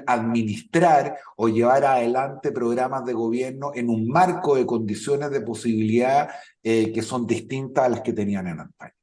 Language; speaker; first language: Spanish; native; Spanish